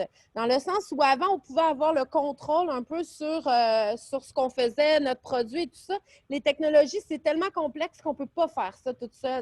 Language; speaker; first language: French; native; French